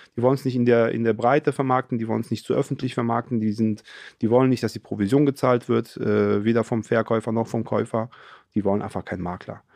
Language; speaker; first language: German; early bilingual, other home language; Polish